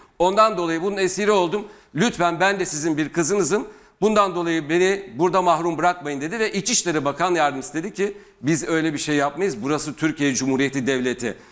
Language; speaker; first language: Turkish; native; Turkish